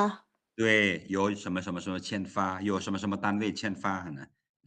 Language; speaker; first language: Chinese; non-native, fluent; Lao